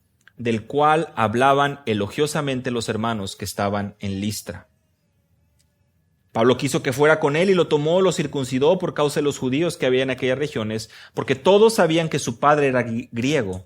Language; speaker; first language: Spanish; native; Spanish